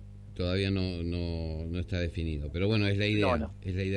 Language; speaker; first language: Spanish; native; Spanish